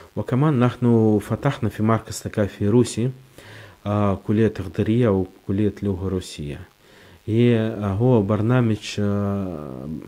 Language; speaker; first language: Arabic; non-native, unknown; Russian